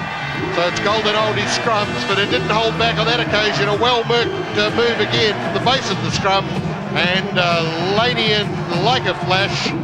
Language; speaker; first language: English; native; English